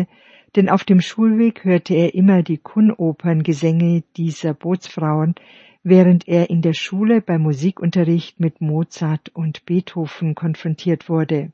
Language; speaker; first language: German; native; German